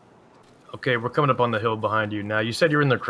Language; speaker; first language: English; native; English